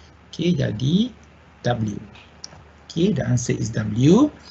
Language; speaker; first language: English; non-native, local second language; Malay